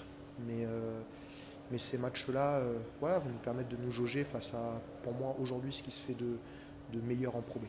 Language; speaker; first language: French; native; French